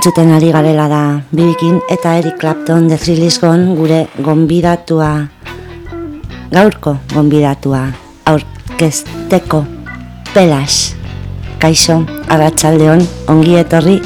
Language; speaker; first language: Basque; non-native, local second language; Spanish